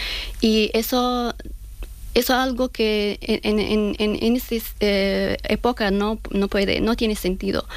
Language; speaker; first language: Spanish; non-native, fluent; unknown